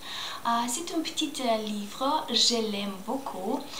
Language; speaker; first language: French; non-native, learner; Spanish